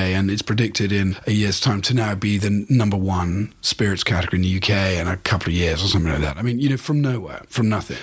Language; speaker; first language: English; native; English